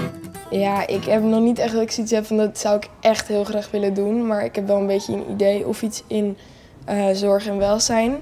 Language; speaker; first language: Dutch; native; Dutch